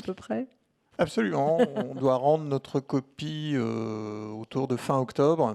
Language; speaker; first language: French; native; French